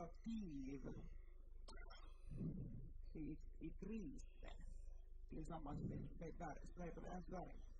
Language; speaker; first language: Swedish; non-native, local second language; Finnish